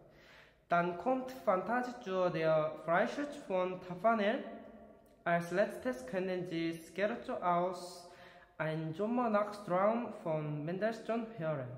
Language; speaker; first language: German; non-native, learner; Korean